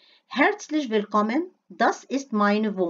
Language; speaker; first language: German; non-native, fluent; Arabic